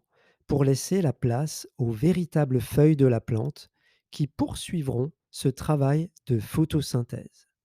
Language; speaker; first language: French; native; French